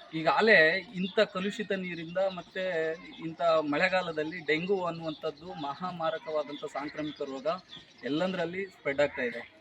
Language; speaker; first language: Kannada; native; Kannada